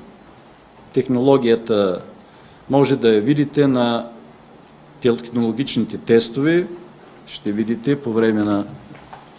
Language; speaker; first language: Bulgarian; native; Bulgarian